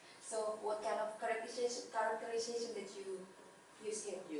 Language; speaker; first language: English; non-native, learner; Indonesian